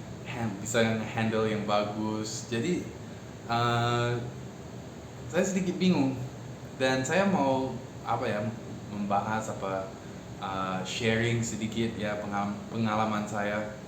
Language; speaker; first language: Indonesian; non-native, fluent; English